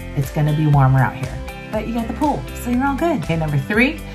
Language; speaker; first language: English; native; English